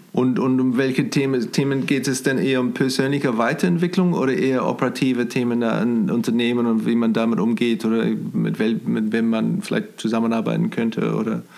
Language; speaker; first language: German; non-native, fluent; English